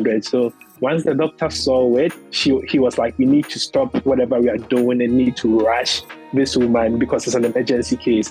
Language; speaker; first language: English; non-native, local second language; Akan